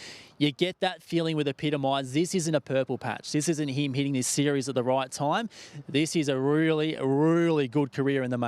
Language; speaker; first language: English; native; English